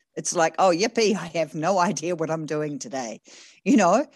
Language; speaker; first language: English; native; English